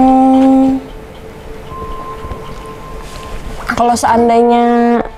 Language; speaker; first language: Indonesian; native; Indonesian